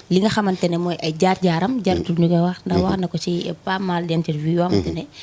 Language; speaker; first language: Wolof; native; Wolof